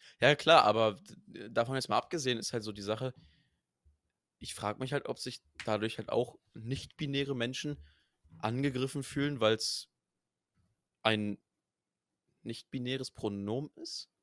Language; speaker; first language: German; native; German